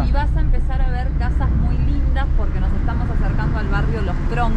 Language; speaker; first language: Spanish; native; Spanish